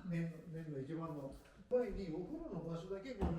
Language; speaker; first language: Japanese; native; Japanese